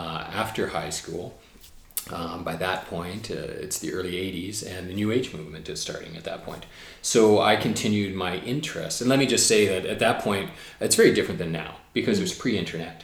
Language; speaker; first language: English; native; English